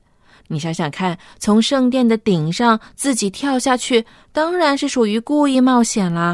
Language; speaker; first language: Chinese; native; Chinese